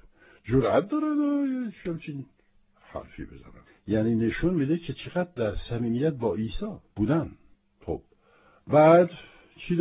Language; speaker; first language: Persian; non-native, fluent; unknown